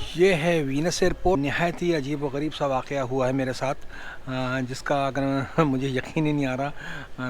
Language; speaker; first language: Urdu; non-native, local second language; Punjabi